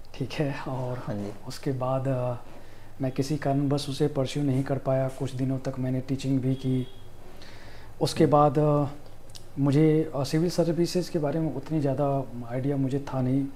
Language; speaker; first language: Hindi; native; Hindi